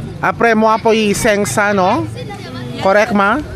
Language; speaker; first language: French; non-native, learner; Filipino